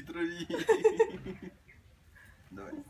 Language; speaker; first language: Russian; native; Russian